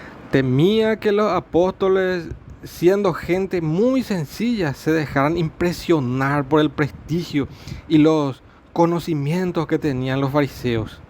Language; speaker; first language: Spanish; native; Spanish